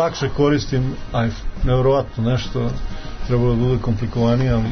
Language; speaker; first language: Serbian; native; Serbian